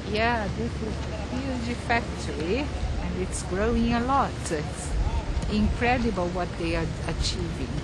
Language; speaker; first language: English; non-native, fluent; Portuguese